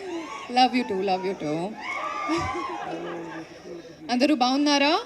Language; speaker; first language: Telugu; non-native, learner; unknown